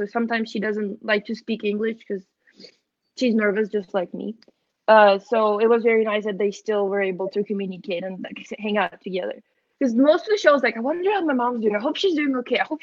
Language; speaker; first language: English; non-native, fluent; Ukrainian